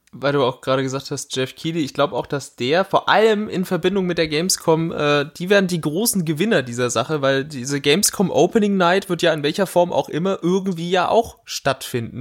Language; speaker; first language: German; native; German